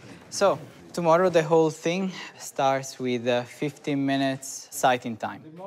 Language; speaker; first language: English; non-native, fluent; Italian